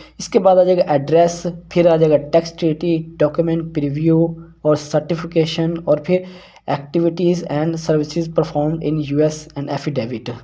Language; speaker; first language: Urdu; non-native, local second language; Punjabi